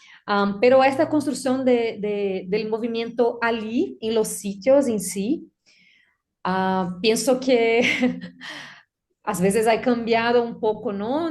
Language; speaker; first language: Spanish; non-native, learner; Portuguese